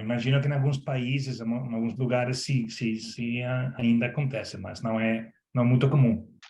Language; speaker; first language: Portuguese; non-native, fluent; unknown